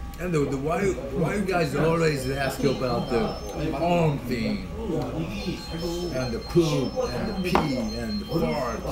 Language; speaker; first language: English; non-native, fluent; Korean